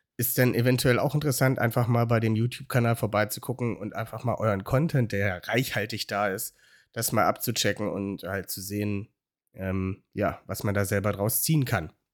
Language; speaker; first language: German; native; German